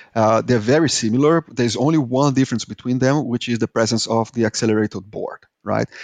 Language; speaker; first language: English; non-native, fluent; Portuguese